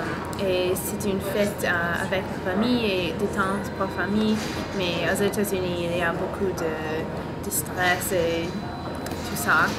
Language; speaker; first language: French; non-native, learner; English